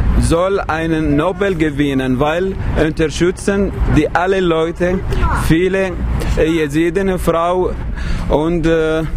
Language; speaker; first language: German; non-native, learner; Kurdish